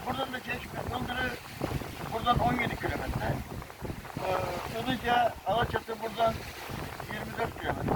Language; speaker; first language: Turkish; native; Turkish